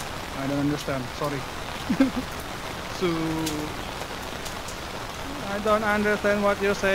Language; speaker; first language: English; non-native, fluent; Indonesian